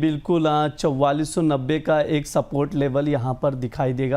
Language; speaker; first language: Hindi; native; Hindi